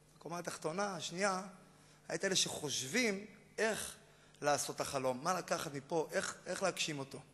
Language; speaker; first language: Hebrew; native; Hebrew